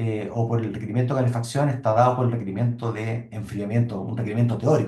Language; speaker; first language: Spanish; native; Spanish